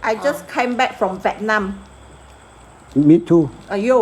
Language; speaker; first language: English; non-native, local second language; Chinese